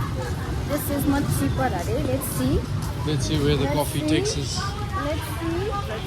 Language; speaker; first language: English; non-native, fluent; Nepali